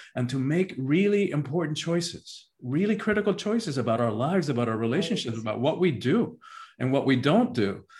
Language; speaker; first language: English; early bilingual, other home language; Spanish